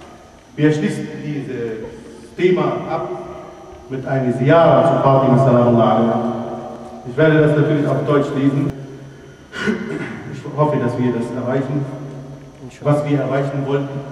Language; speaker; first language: German; non-native, fluent; Arabic